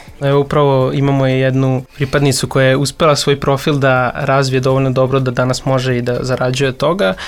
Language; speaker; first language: Serbian; native; Serbian